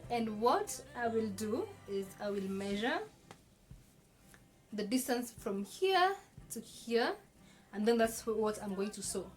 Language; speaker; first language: English; non-native, local second language; Swahili